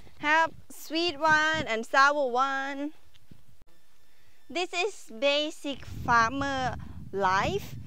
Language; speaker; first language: English; non-native, learner; Thai